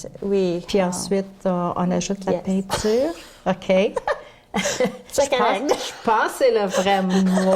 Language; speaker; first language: French; native; French